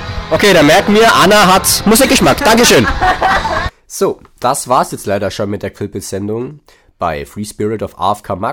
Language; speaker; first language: German; native; German